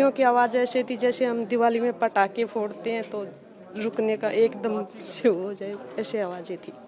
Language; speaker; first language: Hindi; native; Hindi